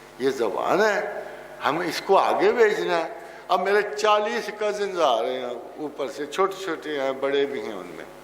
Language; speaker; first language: Urdu; non-native, local second language; Punjabi